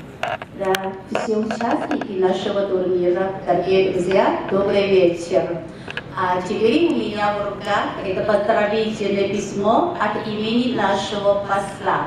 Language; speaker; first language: Russian; non-native, fluent; Chinese